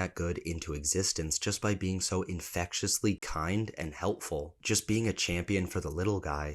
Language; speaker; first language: English; native; English